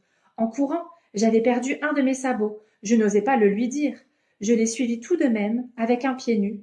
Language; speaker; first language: French; native; French